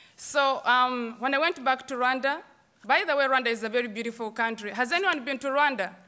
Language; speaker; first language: English; non-native, local second language; Kinyarwanda